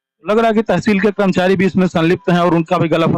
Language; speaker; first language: Hindi; native; Hindi